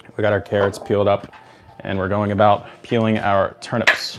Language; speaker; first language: English; native; English